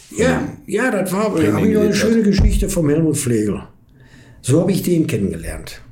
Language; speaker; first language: German; native; German